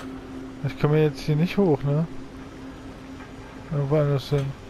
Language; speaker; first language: German; native; German